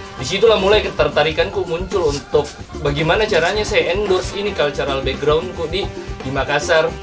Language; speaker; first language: Indonesian; native; Indonesian